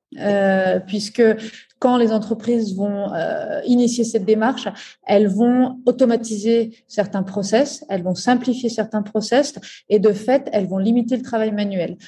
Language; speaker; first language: French; native; French